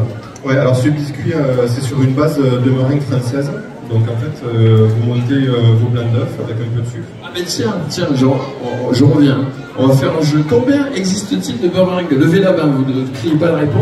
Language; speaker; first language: French; native; French